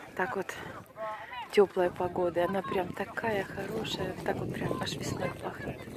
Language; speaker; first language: Russian; native; Russian